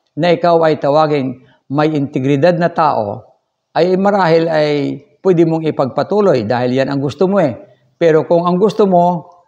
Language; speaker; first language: Filipino; non-native, local second language; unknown